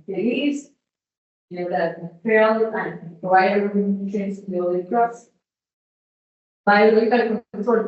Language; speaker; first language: English; non-native, learner; Italian